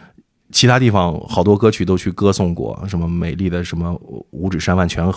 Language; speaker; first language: Chinese; native; Chinese